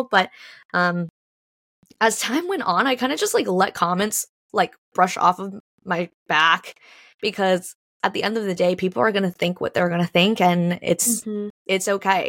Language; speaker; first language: English; early bilingual, other home language; Chinese